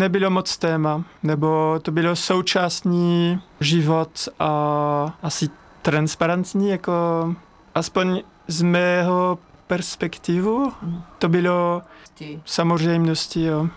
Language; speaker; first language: Czech; non-native, fluent; French